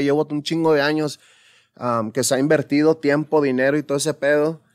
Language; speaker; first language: Spanish; early bilingual, heritage; Spanish